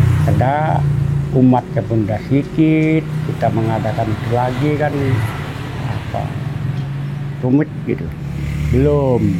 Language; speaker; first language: Indonesian; non-native, local second language; Balinese